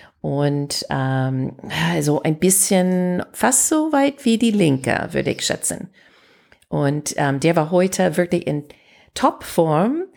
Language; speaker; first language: German; non-native, fluent; English